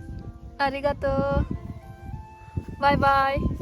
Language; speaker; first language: Japanese; non-native, learner; Sinhala